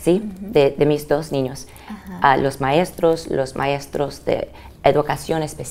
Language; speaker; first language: Spanish; early bilingual, heritage; English